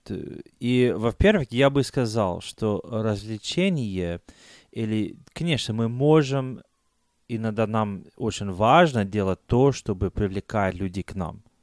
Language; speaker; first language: Russian; non-native, fluent; English